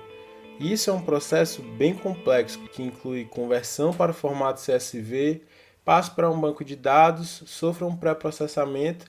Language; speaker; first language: Portuguese; native; Portuguese